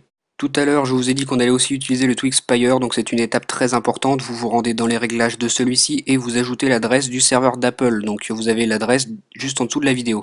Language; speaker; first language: French; native; French